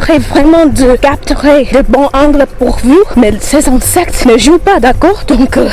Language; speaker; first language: French; non-native, learner; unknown